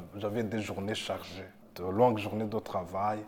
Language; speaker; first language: French; non-native, local second language; Rundi